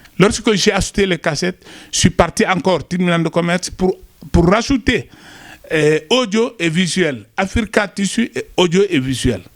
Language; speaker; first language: French; non-native, local second language; Wolof